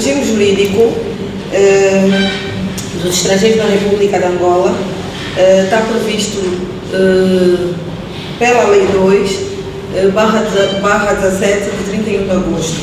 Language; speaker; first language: Portuguese; native; Portuguese